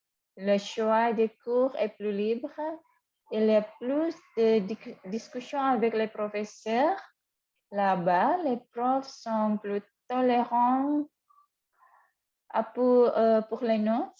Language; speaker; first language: French; non-native, fluent; Indonesian